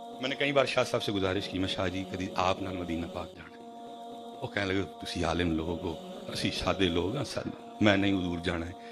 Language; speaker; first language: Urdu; non-native, local second language; Punjabi